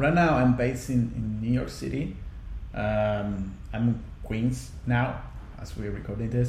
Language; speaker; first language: English; non-native, fluent; Spanish